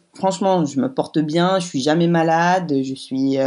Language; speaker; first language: French; non-native, local second language; Arabic